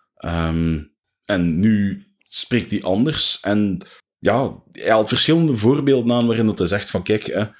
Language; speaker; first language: Dutch; native; Dutch